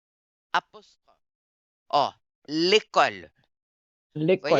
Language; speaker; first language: French; non-native, fluent; Portuguese